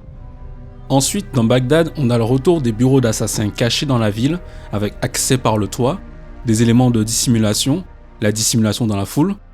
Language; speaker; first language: French; native; French